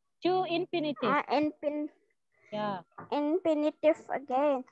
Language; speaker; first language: English; non-native, learner; Indonesian